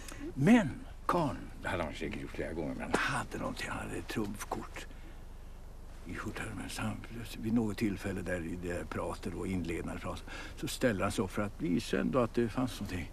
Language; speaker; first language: Swedish; native; Swedish